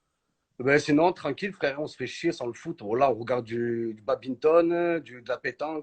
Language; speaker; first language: French; native; French